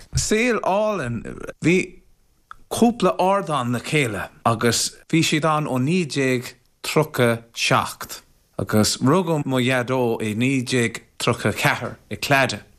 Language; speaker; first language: Irish; non-native, local second language; English